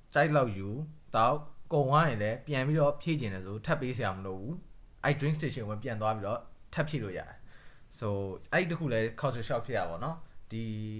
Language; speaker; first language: Burmese; native; Burmese